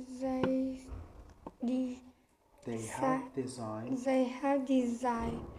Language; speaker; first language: English; non-native, learner; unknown